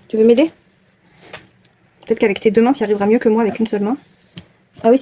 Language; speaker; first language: French; native; French